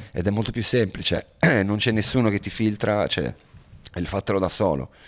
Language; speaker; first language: Italian; native; Italian